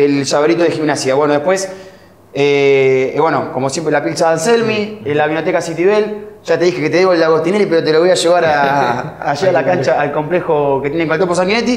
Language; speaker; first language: Spanish; native; Spanish